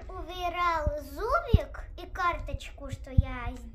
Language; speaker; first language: Russian; early bilingual, heritage; Russian